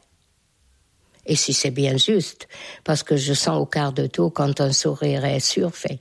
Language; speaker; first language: French; non-native, fluent; Hungarian